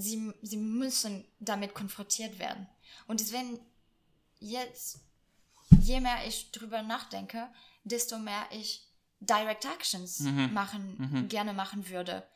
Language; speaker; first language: German; non-native, fluent; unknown